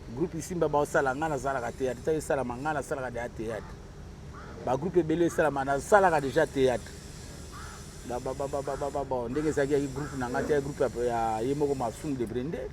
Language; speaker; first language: Lingala; non-native, local second language; Kongo